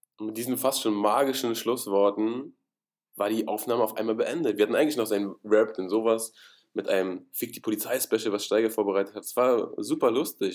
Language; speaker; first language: German; native; German